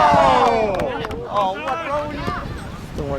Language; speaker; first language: English; native; English